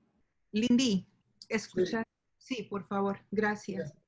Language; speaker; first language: Spanish; native; Spanish